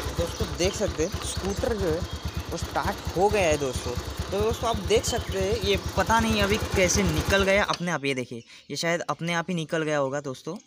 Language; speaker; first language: Hindi; non-native, local second language; Marathi